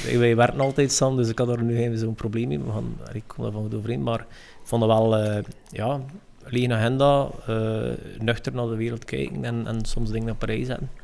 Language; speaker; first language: Dutch; native; Dutch